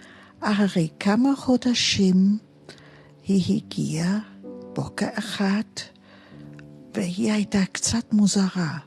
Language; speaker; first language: Hebrew; non-native, fluent; German